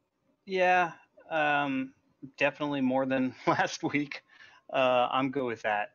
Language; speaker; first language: English; native; English